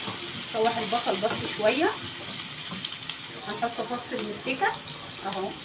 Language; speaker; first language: Arabic; native; Arabic